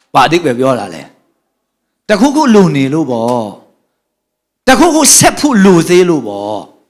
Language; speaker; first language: Burmese; non-native, local second language; Tedim Chin